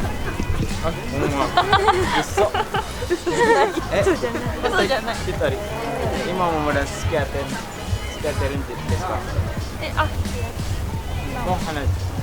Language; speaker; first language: Japanese; non-native, learner; Indonesian